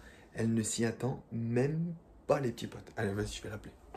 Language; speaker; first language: French; native; French